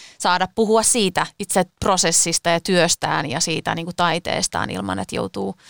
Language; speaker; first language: Finnish; early bilingual, other home language; Persian